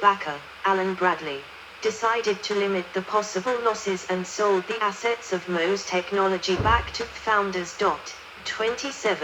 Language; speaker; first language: English; non-native, learner; Danish